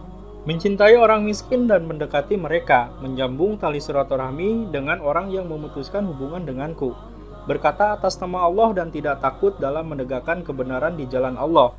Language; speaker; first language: Indonesian; native; Indonesian